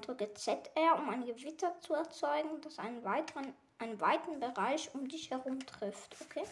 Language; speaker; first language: German; native; German